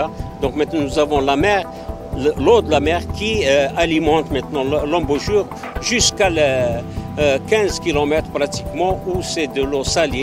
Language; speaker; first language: French; non-native, local second language; Arabic